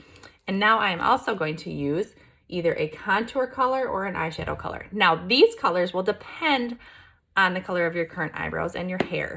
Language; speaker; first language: English; native; English